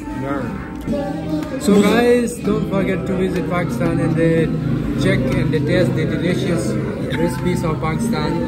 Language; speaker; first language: English; non-native, learner; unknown